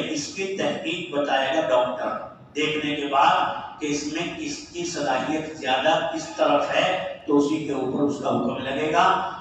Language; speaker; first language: Urdu; native; Urdu